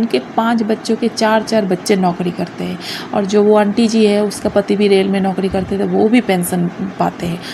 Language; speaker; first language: Hindi; non-native, local second language; Bangla